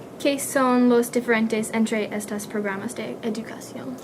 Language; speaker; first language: Spanish; non-native, learner; English